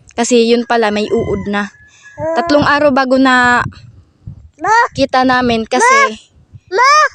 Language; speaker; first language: Filipino; non-native, local second language; Cebuano